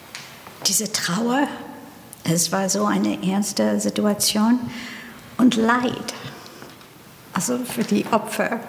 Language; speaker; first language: German; non-native, fluent; English